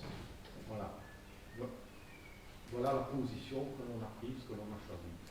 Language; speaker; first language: French; native; French